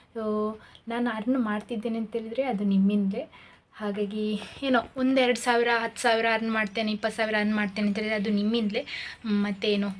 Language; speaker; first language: Kannada; native; Kannada